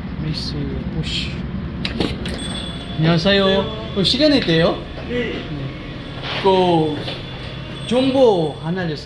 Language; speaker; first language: Korean; non-native, learner; Filipino